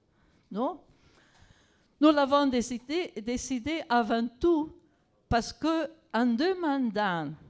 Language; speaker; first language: French; non-native, fluent; Italian